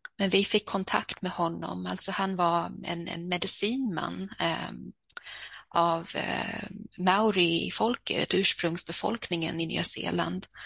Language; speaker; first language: Swedish; early bilingual, heritage; Swedish